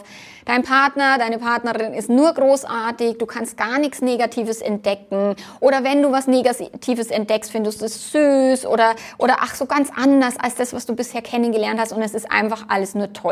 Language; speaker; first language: German; native; German